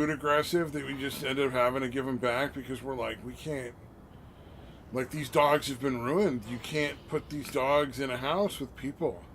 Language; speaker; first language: English; native; English